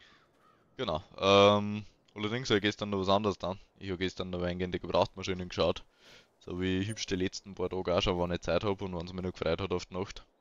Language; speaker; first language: German; native; German